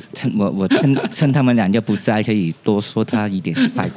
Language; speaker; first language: Chinese; non-native, local second language; Cantonese